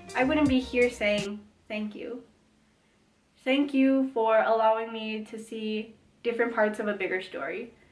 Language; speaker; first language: English; native; English